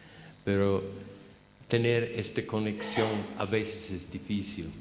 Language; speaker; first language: Spanish; non-native, fluent; English